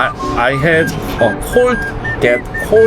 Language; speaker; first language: English; non-native, learner; Korean